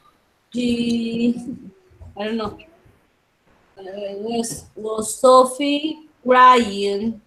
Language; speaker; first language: English; non-native, learner; Spanish